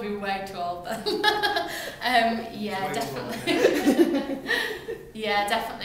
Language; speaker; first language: English; native; English